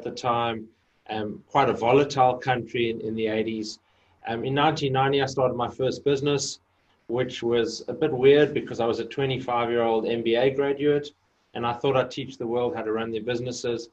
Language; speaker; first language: English; native; English